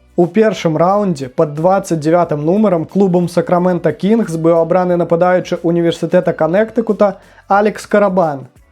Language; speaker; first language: Belarusian; native; Belarusian